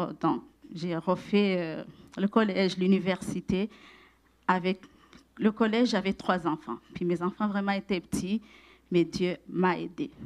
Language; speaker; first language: French; non-native, local second language; Rundi